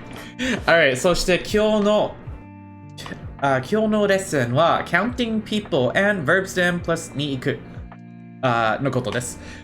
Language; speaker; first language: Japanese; non-native, learner; English